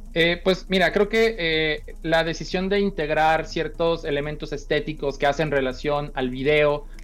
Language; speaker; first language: Spanish; native; Spanish